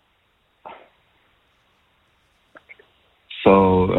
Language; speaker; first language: English; non-native, fluent; Portuguese